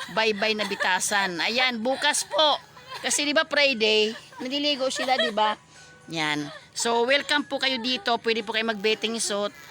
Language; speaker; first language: Filipino; non-native, local second language; Masbatenyo